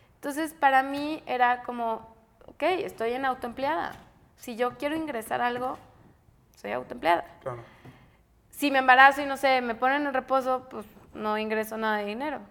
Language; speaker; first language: Spanish; native; Spanish